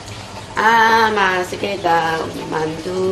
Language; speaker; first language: Korean; non-native, learner; Chinese